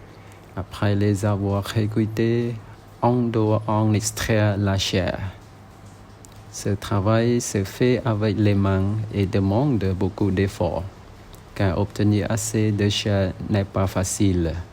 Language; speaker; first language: French; non-native, fluent; Khmer